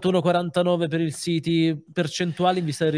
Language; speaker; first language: Italian; native; Italian